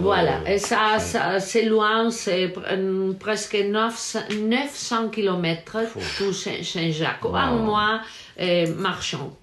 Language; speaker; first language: French; non-native, learner; Galician